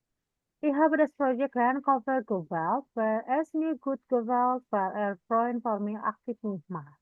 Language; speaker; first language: German; non-native, fluent; Indonesian